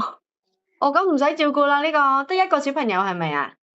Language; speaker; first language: Cantonese; native; Cantonese